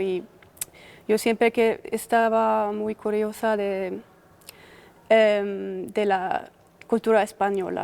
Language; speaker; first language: Spanish; non-native, fluent; German